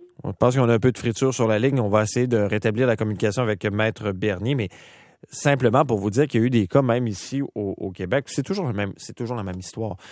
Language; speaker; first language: French; native; French